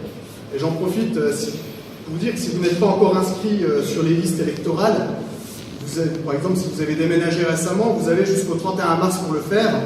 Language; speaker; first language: French; native; French